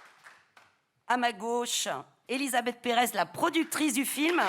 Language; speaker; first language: French; native; French